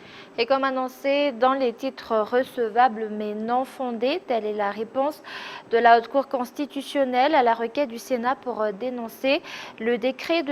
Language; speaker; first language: French; non-native, local second language; Malagasy